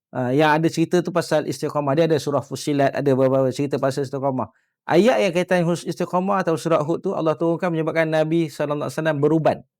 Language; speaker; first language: Malay; native; Malay